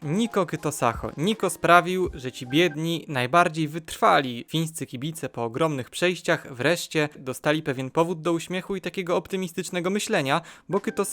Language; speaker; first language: Polish; native; Polish